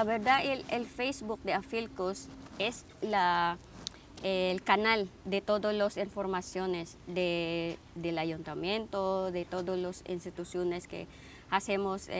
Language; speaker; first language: Spanish; non-native, fluent; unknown